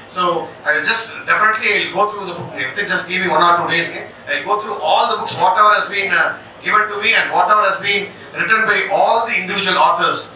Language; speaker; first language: English; non-native, local second language; Tamil